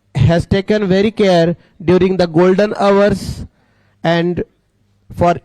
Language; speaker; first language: English; non-native, local second language; Marathi